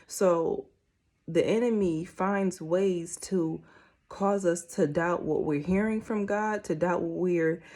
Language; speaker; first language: English; native; English